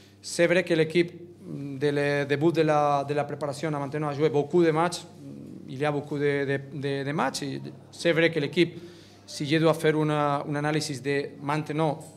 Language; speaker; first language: French; non-native, learner; Catalan